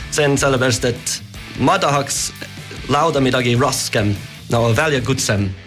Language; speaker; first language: Estonian; non-native, learner; English